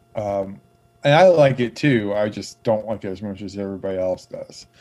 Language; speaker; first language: English; native; English